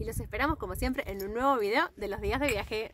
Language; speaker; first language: Spanish; native; Spanish